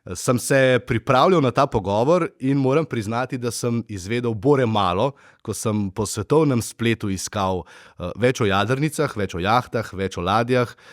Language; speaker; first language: Slovenian; native; Slovenian